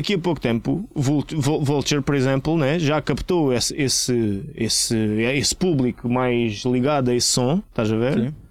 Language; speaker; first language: Portuguese; native; Portuguese